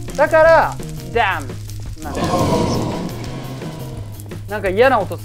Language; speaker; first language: Japanese; native; Japanese